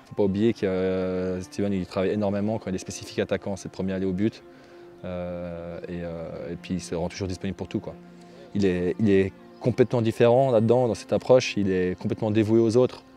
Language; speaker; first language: French; native; French